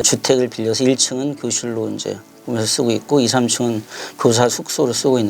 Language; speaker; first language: Korean; native; Korean